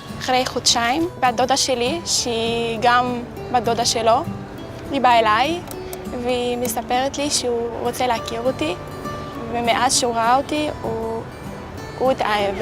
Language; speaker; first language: Hebrew; non-native, local second language; Arabic